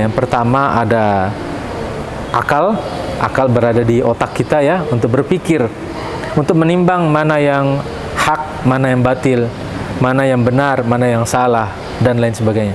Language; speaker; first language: Indonesian; native; Indonesian